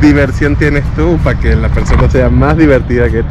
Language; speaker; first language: Spanish; native; Spanish